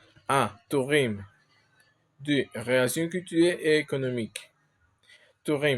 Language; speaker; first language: French; non-native, learner; Spanish